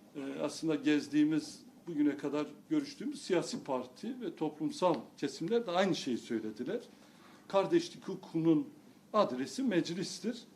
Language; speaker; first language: Turkish; non-native, local second language; Kurdish